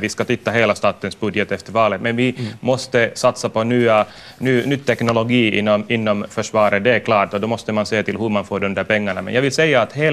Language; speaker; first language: Swedish; non-native, local second language; Finnish